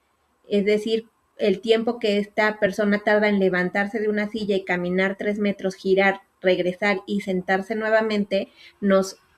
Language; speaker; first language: Spanish; native; Spanish